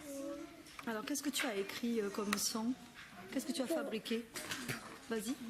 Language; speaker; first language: French; native; French